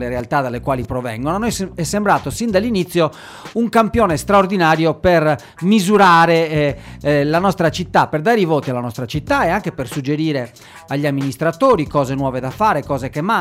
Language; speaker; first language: Italian; native; Italian